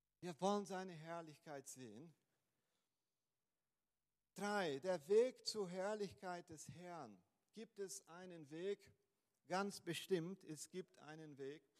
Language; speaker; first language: German; non-native, fluent; Portuguese